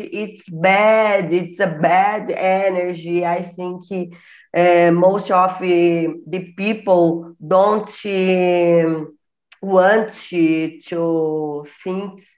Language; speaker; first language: English; non-native, learner; Portuguese